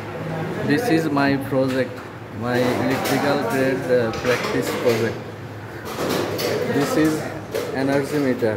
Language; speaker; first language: English; non-native, learner; Bangla